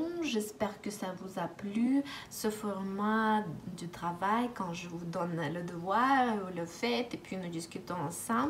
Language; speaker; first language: French; non-native, fluent; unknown